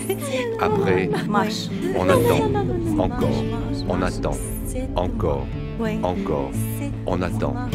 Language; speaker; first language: French; non-native, learner; Arabic